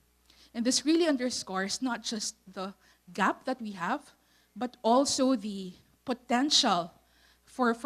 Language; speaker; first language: English; non-native, local second language; Filipino